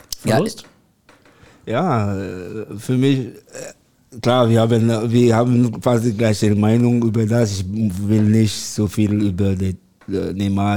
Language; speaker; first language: German; non-native, learner; French